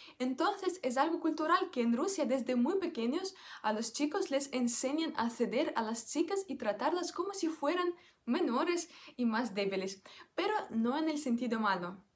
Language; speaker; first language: Spanish; non-native, fluent; Russian